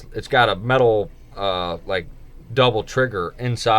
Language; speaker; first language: English; native; English